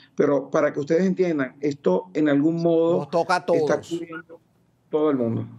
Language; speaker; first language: Spanish; native; Spanish